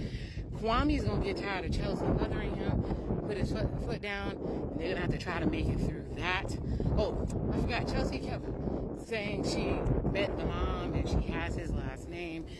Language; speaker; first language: English; native; English